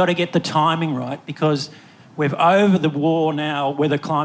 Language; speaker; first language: English; native; English